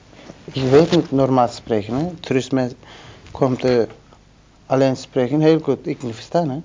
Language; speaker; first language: Dutch; non-native, learner; Turkish